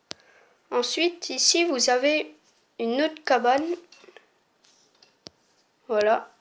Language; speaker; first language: French; native; French